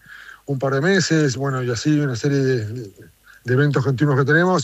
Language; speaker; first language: Spanish; native; Spanish